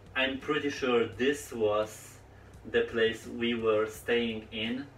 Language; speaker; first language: English; non-native, fluent; Polish